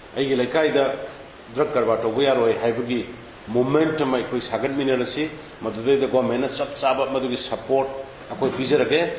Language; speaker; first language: Manipuri; non-native, local second language; Thado Chin